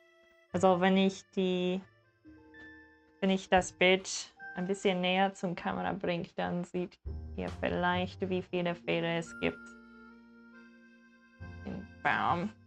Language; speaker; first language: German; non-native, learner; English